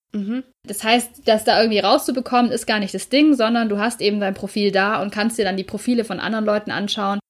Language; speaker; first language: German; native; German